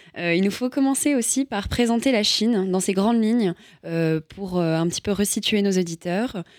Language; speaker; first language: French; native; French